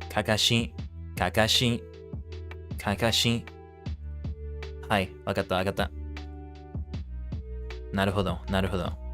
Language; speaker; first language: Japanese; non-native, learner; English